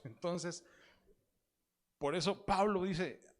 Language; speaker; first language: Spanish; native; Spanish